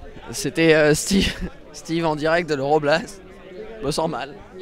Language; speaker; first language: French; native; French